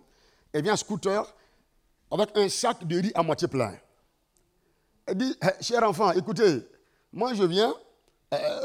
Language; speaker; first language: French; non-native, local second language; Mossi